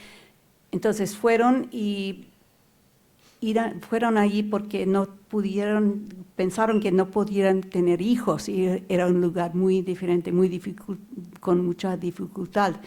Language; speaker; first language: Spanish; non-native, local second language; English